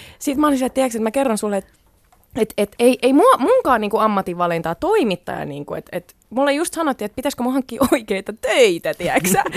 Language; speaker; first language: Finnish; early bilingual, other home language; Sinhala